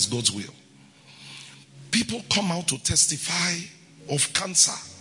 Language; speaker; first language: English; non-native, local second language; Bini